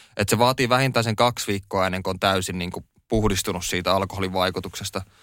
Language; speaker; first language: Finnish; native; Finnish